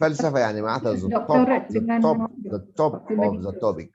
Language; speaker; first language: Arabic; native; Arabic